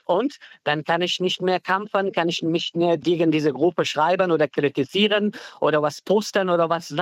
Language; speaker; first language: German; non-native, fluent; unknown